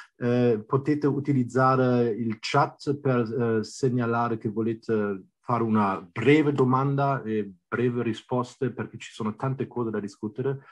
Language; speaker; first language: Italian; non-native, fluent; German